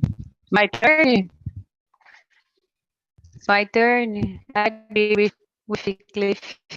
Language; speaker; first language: English; non-native, learner; Portuguese